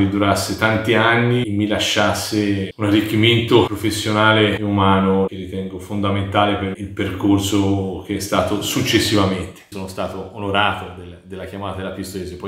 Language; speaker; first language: Italian; native; Italian